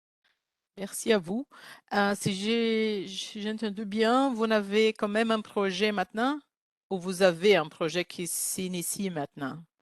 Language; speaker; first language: French; non-native, learner; Portuguese